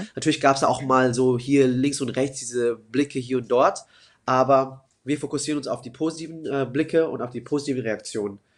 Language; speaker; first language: German; native; German